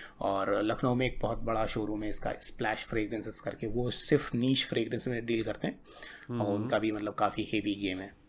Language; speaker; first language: Hindi; native; Hindi